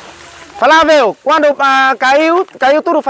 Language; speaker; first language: Portuguese; non-native, learner; Vietnamese